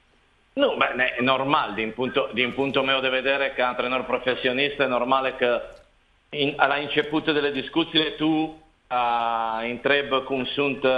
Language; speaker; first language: Romanian; non-native, fluent; Italian